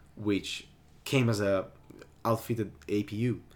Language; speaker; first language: English; non-native, fluent; Italian